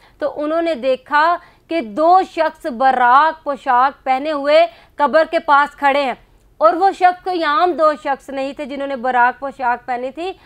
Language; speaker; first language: Urdu; non-native, local second language; Punjabi